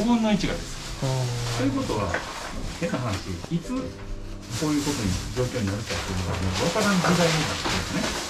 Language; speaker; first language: Japanese; native; Japanese